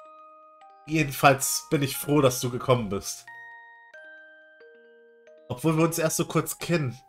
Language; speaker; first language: German; native; German